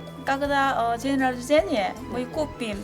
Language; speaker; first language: Russian; non-native, learner; Kazakh